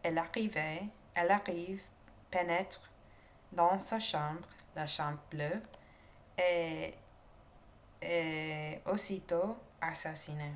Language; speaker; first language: French; non-native, learner; English